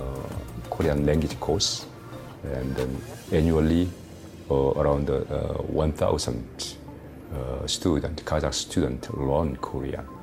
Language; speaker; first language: English; non-native, learner; Korean